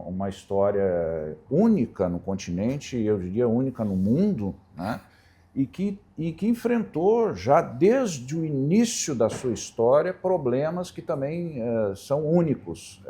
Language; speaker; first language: Portuguese; native; Portuguese